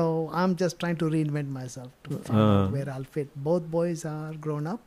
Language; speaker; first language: English; non-native, local second language; Hindi